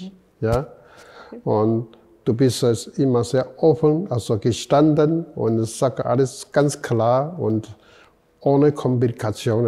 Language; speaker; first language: German; non-native, fluent; Chinese